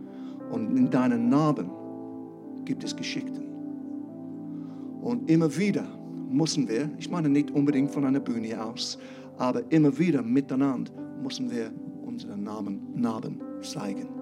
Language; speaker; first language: German; non-native, fluent; English